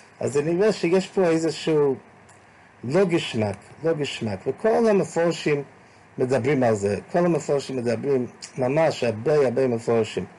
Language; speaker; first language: Hebrew; non-native, fluent; English